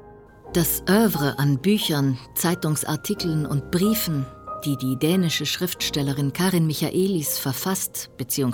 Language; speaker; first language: German; native; German